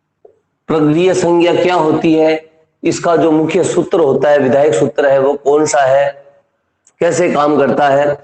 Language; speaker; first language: Hindi; native; Hindi